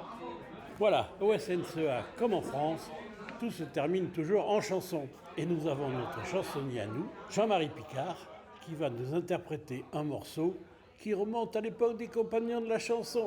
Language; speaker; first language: French; native; French